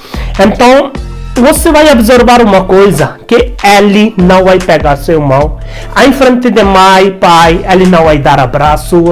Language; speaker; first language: Portuguese; non-native, learner; Hindi